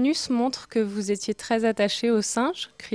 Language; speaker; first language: French; native; French